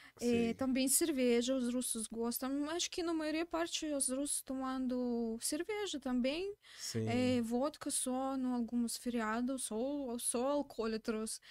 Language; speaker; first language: Portuguese; non-native, learner; Russian